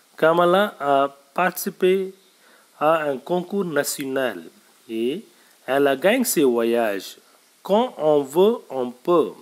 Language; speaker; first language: French; non-native, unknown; Tamil